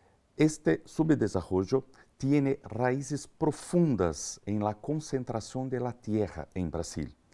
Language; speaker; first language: Spanish; non-native, learner; Portuguese